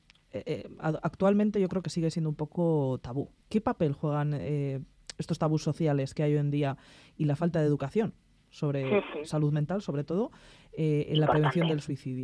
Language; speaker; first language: Spanish; native; Spanish